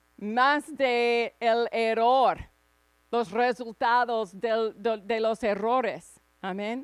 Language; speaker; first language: Spanish; non-native, fluent; English